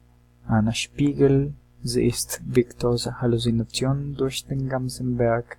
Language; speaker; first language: German; non-native, learner; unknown